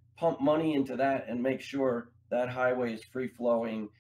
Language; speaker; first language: English; native; English